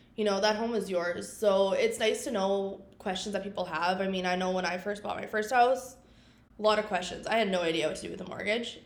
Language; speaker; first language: English; native; English